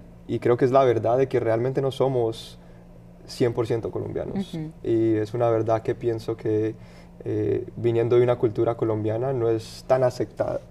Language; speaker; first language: Spanish; early bilingual, heritage; Spanish